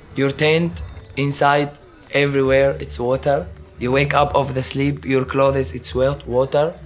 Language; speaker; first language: English; non-native, learner; Arabic